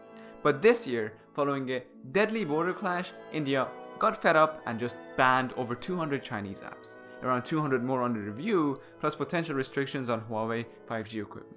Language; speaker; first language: English; non-native, fluent; Persian